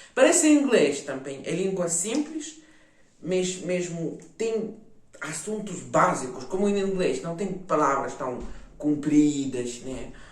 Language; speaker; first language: Portuguese; non-native, local second language; Ukrainian